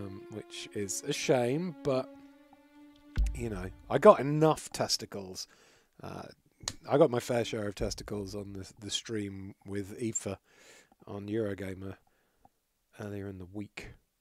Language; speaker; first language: English; native; English